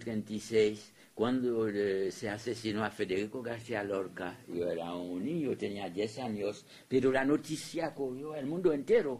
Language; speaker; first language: Spanish; non-native, fluent; French